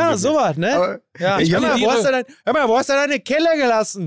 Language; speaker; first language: German; native; German